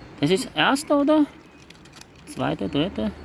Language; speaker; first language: German; non-native, learner; Turkish